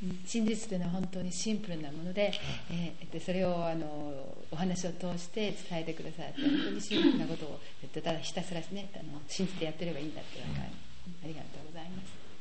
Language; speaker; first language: Japanese; native; Japanese